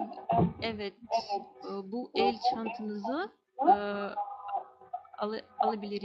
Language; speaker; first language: Turkish; non-native, learner; Russian